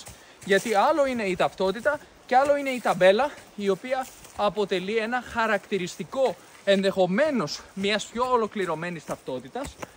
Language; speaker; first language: Greek; native; Greek